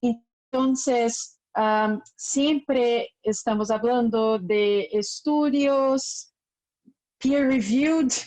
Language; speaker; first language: Spanish; non-native, fluent; Portuguese